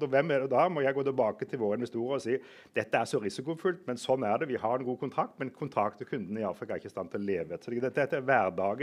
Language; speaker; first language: Norwegian; native; Norwegian